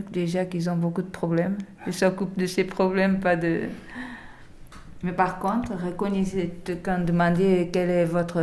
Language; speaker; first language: French; non-native, learner; Portuguese